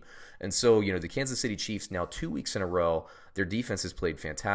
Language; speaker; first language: English; native; English